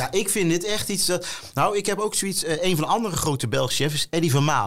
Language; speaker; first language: Dutch; native; Dutch